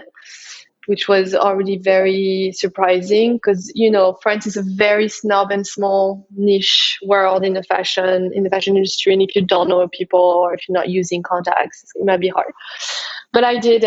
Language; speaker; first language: English; non-native, fluent; French